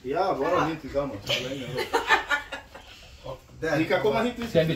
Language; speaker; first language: Swedish; non-native, learner; Bangla